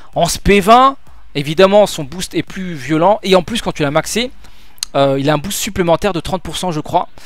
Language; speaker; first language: French; native; French